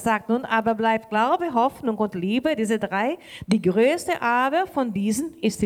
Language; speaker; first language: German; non-native, learner; Portuguese